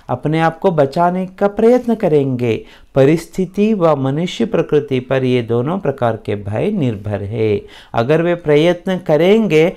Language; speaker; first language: Hindi; non-native, local second language; Kannada